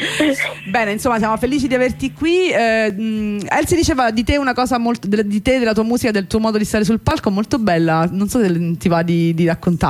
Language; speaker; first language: Italian; native; Italian